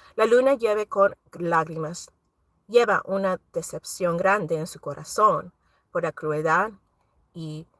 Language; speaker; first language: Spanish; early bilingual, heritage; Spanish